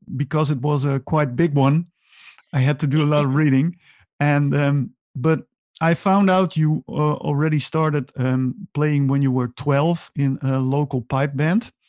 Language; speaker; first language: English; non-native, fluent; Dutch